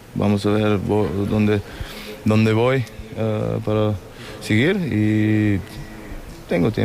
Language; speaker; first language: Spanish; non-native, learner; French